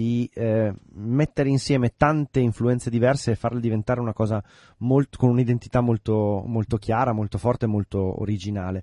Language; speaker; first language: Italian; native; Italian